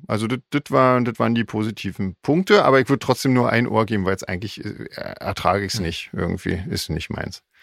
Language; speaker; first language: German; native; German